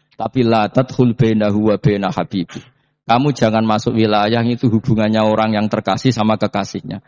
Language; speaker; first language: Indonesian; non-native, local second language; Javanese